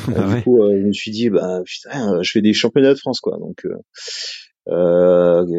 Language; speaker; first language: French; native; French